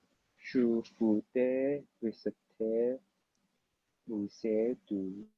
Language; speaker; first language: French; non-native, learner; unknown